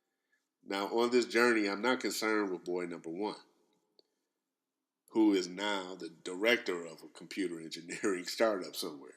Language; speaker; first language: English; native; English